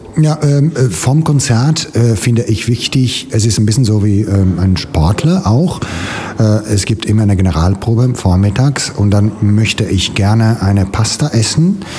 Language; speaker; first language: German; non-native, fluent; Italian